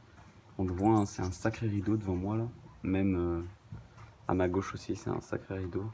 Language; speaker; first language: French; native; French